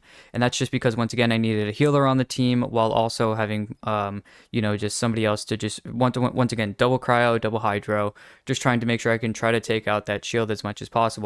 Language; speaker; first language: English; native; English